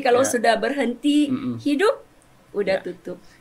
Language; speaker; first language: Indonesian; non-native, fluent; German